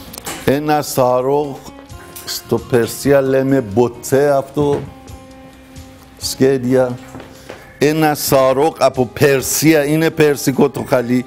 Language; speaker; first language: Greek; non-native, fluent; Persian